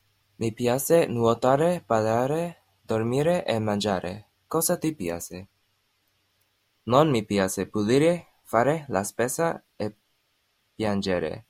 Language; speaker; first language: Italian; non-native, learner; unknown